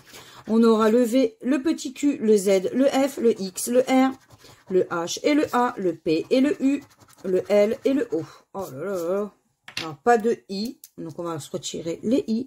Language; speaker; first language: French; native; French